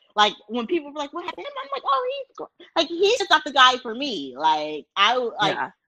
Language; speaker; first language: English; native; English